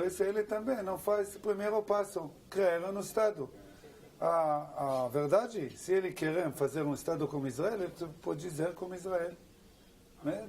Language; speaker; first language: Portuguese; non-native, learner; Hebrew